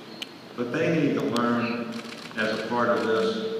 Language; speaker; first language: English; native; English